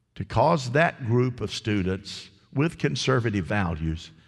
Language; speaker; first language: English; native; English